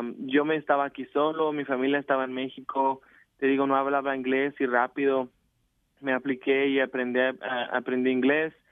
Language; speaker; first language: Spanish; native; Spanish